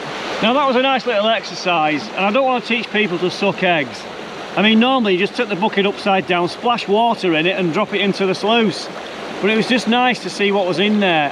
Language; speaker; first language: English; native; English